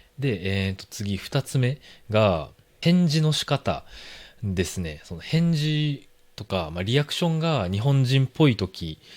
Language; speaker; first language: Japanese; native; Japanese